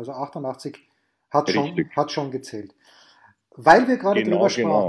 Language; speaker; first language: German; native; German